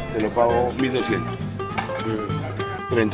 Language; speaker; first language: Spanish; native; Spanish